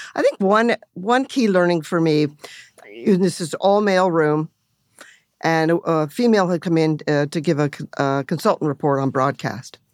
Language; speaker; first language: English; native; English